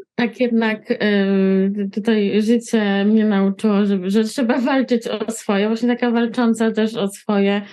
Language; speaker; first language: Polish; native; Polish